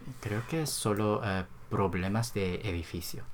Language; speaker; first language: Spanish; non-native, learner; Korean